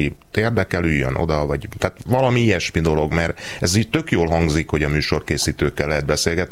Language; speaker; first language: Hungarian; native; Hungarian